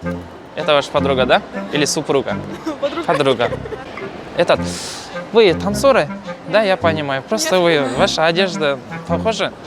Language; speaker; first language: Russian; non-native, local second language; Kazakh